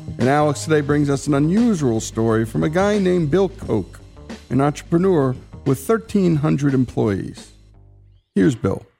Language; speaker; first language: English; native; English